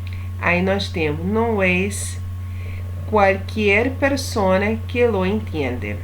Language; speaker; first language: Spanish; non-native, fluent; Portuguese